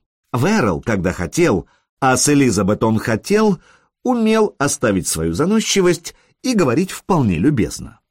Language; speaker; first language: Russian; native; Russian